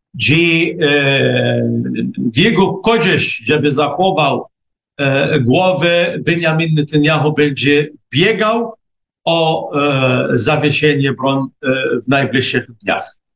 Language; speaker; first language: Polish; non-native, fluent; Arabic